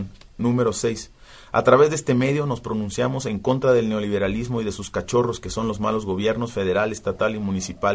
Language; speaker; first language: Spanish; native; Spanish